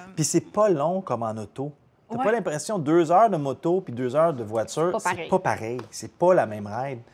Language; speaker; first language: French; native; French